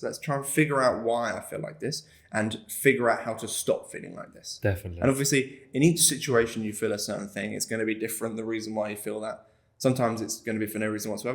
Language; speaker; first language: English; native; English